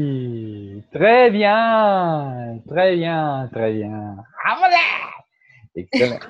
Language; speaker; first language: French; non-native, fluent; Portuguese